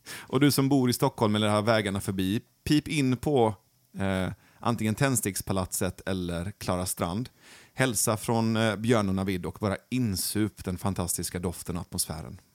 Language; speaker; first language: Swedish; early bilingual, other home language; Persian